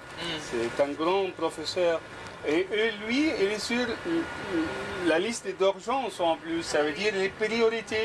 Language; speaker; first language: French; non-native, fluent; Arabic